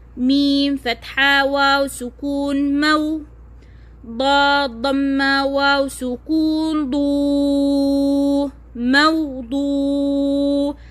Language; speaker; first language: Arabic; non-native, fluent; Oromo